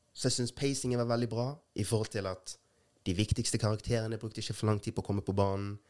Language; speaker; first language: Norwegian; early bilingual, other home language; Rundi